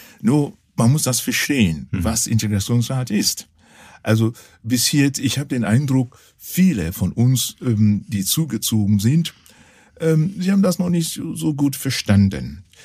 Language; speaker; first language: German; non-native, fluent; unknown